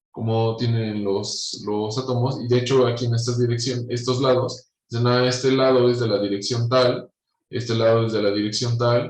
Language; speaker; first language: Spanish; native; Spanish